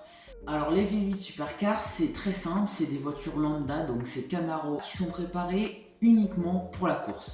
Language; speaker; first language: French; native; French